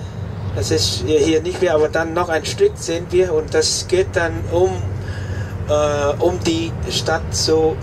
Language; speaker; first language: German; non-native, fluent; Vietnamese